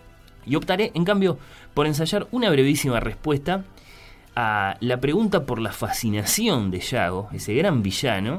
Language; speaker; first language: Spanish; native; Spanish